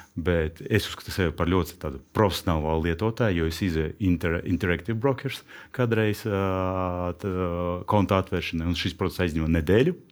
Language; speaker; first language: Latvian; non-native, local second language; Russian